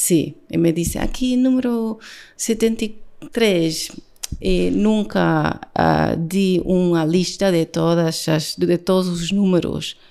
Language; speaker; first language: Portuguese; non-native, learner; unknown